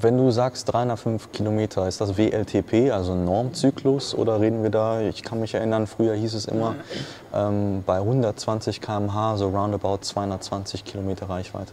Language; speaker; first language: German; native; German